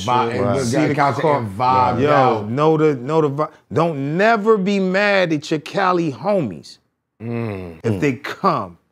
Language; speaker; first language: English; native; English